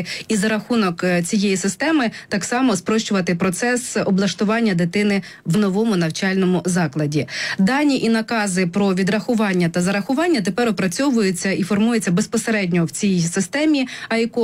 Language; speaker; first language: Ukrainian; native; Ukrainian